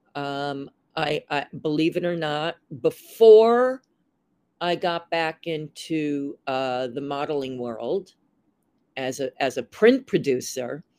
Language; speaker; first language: English; native; English